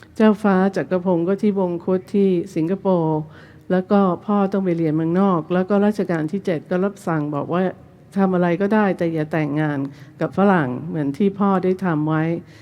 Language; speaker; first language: Thai; non-native, fluent; English